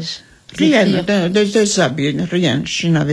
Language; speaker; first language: French; early bilingual, other home language; Armenian